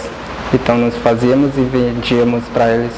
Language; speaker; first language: Portuguese; non-native, local second language; Guarani